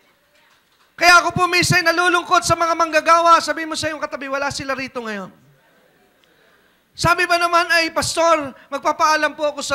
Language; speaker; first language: Filipino; native; Filipino